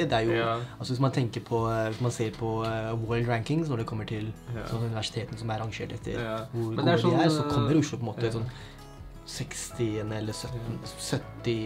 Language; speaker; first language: Norwegian; native; Norwegian